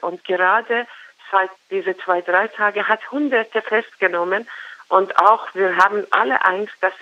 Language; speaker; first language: German; non-native, fluent; Persian